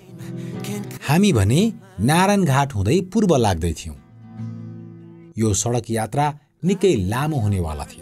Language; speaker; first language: Nepali; native; Nepali